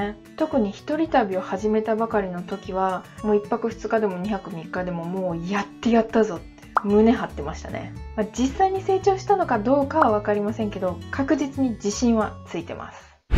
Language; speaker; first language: Japanese; native; Japanese